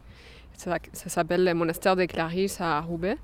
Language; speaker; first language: French; non-native, fluent; Spanish